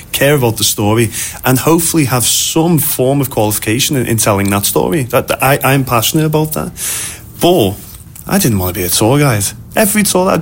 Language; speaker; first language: English; native; English